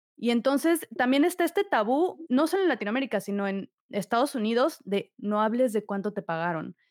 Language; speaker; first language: Spanish; native; Spanish